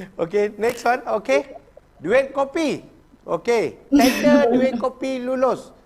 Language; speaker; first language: Malay; native; Malay